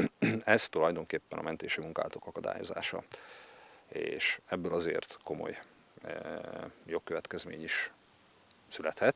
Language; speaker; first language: Hungarian; native; Hungarian